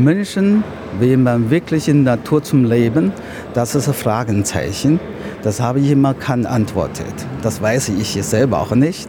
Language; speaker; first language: German; non-native, learner; Chinese